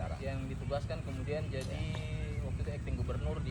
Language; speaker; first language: Malay; native; Malay